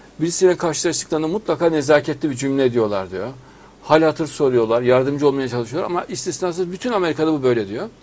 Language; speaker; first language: Turkish; native; Turkish